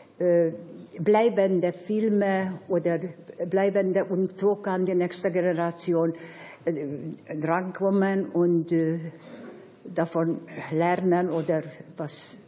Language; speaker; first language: German; non-native, fluent; Hungarian